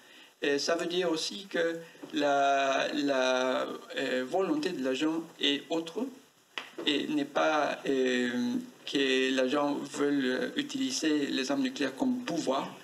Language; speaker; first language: French; non-native, learner; Spanish